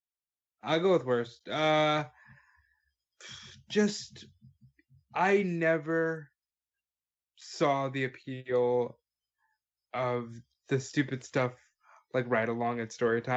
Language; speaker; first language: English; native; English